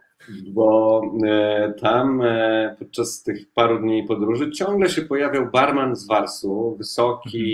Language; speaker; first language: Polish; native; Polish